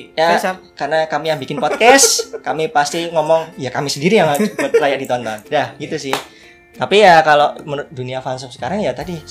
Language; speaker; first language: Indonesian; native; Indonesian